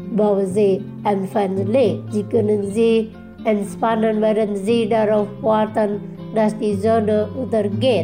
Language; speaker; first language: German; non-native, fluent; Indonesian